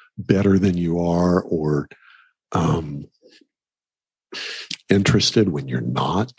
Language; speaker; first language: English; native; English